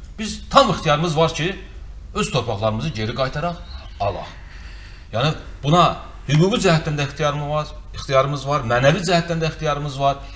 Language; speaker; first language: Azerbaijani; native; Azerbaijani